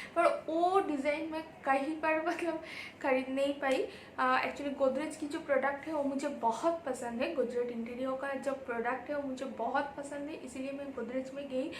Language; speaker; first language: Hindi; non-native, local second language; Bangla